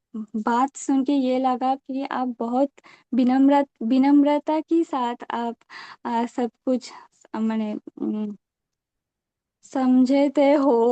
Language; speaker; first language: Hindi; non-native, local second language; Bangla